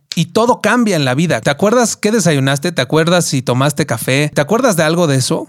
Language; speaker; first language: Spanish; native; Spanish